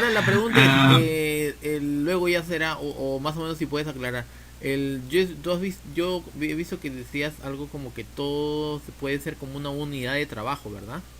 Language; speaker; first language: Spanish; native; Spanish